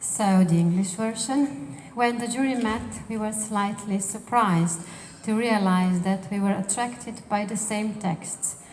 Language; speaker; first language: English; non-native, fluent; Slovenian